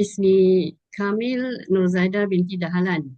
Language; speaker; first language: Arabic; non-native, learner; Malay